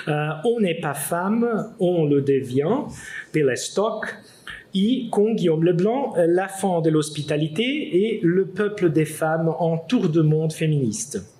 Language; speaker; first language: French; non-native, fluent; Portuguese